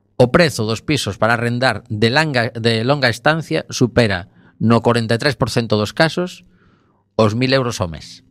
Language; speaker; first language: Galician; native; Galician